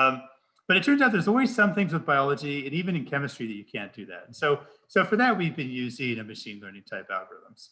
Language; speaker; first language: English; native; English